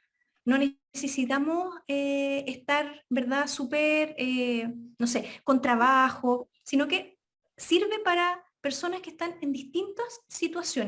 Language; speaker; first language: Spanish; native; Spanish